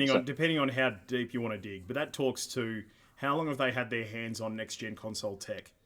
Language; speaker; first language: English; native; English